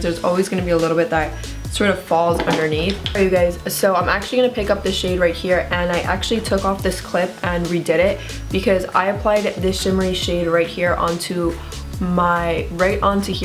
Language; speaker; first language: English; native; English